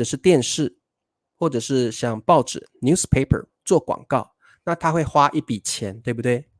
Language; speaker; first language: Chinese; native; Chinese